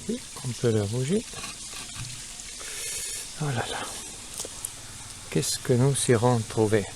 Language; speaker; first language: French; non-native, fluent; Spanish